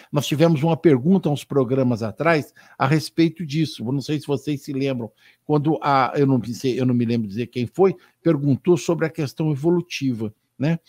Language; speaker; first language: Portuguese; native; Portuguese